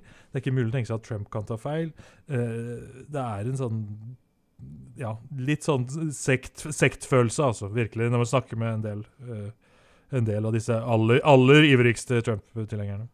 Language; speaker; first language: Norwegian; native; Norwegian